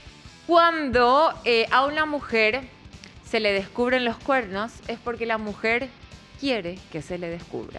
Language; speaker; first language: Spanish; native; Spanish